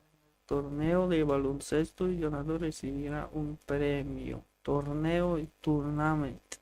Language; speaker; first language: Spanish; non-native, learner; English